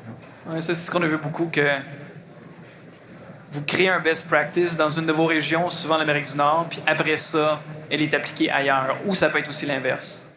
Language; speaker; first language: French; native; French